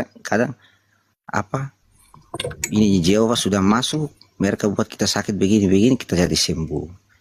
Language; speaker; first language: Indonesian; non-native, local second language; Tetum